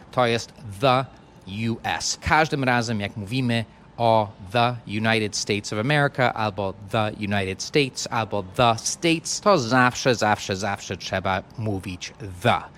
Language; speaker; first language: Polish; non-native, fluent; English